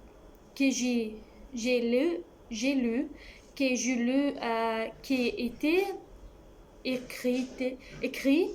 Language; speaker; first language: French; non-native, learner; Arabic